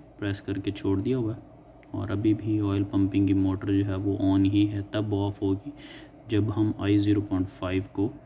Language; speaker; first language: Urdu; native; Urdu